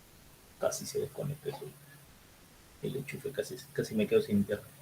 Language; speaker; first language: Spanish; native; Spanish